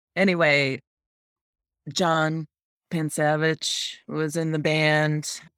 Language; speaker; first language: English; native; English